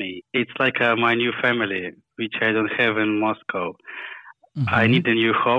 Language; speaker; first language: English; non-native, learner; Russian